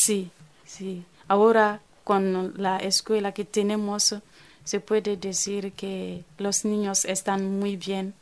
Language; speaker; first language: Spanish; non-native, fluent; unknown